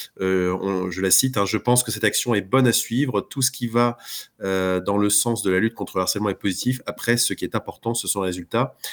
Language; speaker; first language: French; native; French